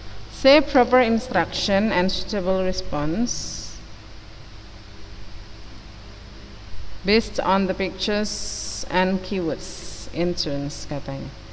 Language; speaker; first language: English; non-native, fluent; Indonesian